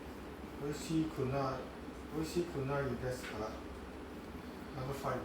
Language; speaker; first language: Japanese; non-native, learner; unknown